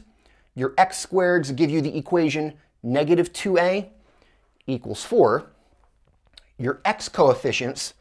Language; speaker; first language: English; native; English